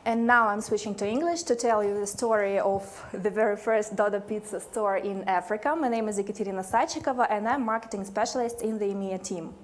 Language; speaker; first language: English; non-native, fluent; Russian